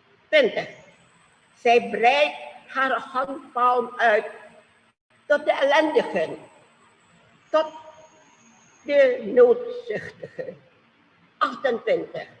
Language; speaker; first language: Dutch; non-native, fluent; Indonesian